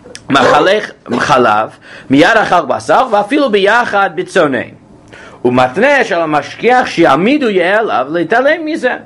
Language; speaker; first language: Hebrew; non-native, fluent; English